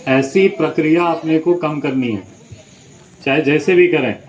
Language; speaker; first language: Hindi; non-native, local second language; Marathi